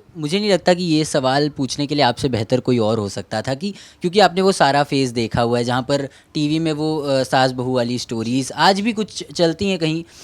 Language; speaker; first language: Hindi; native; Hindi